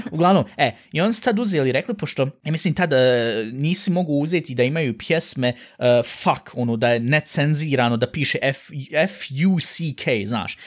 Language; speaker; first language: Bosnian; early bilingual, heritage; Bosnian